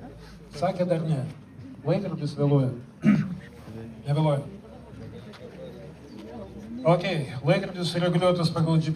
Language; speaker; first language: Lithuanian; native; Lithuanian